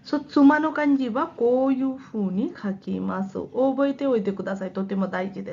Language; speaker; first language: Japanese; non-native, fluent; Hindi